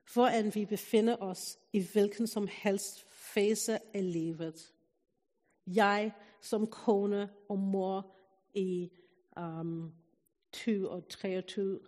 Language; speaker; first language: Danish; non-native, fluent; English